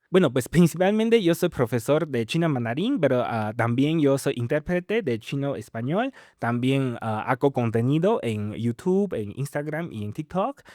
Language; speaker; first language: Spanish; non-native, fluent; Min Nan Chinese